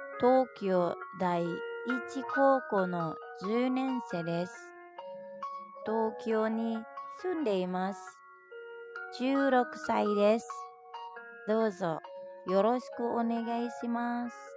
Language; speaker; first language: Japanese; non-native, fluent; Indonesian